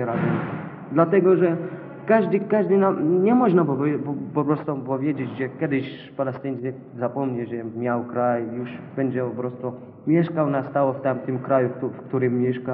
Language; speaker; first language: Polish; non-native, learner; Arabic